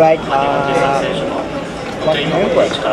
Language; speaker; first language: English; non-native, learner; Japanese